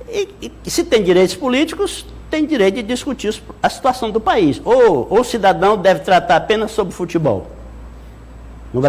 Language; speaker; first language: Portuguese; native; Portuguese